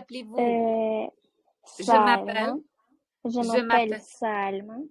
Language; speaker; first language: French; non-native, learner; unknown